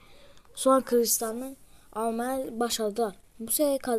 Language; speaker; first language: Turkish; early bilingual, heritage; Turkish